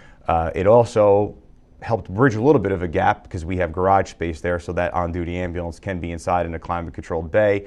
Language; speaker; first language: English; native; English